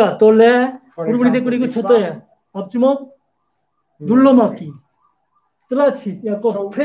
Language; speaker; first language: Czech; non-native, learner; Korean